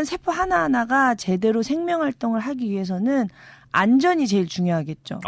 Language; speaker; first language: Korean; native; Korean